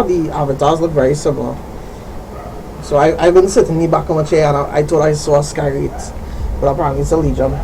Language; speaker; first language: English; native; English